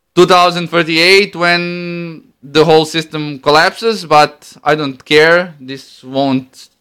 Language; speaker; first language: English; non-native, fluent; Croatian